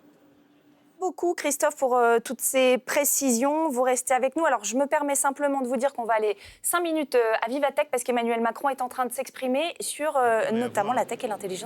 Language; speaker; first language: French; native; French